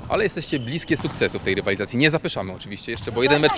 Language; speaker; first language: Polish; native; Polish